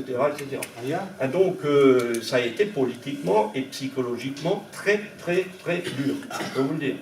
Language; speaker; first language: French; non-native, local second language; Swiss German